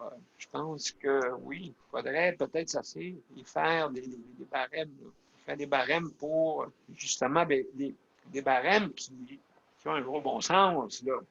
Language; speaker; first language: French; native; French